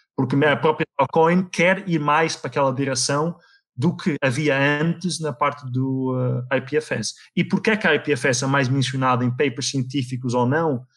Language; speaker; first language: Portuguese; native; Portuguese